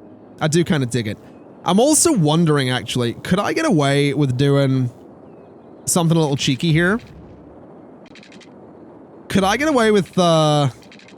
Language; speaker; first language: English; native; English